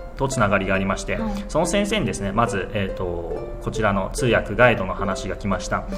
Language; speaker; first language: Japanese; native; Japanese